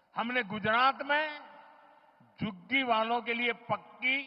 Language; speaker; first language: Hindi; non-native, local second language; Gujarati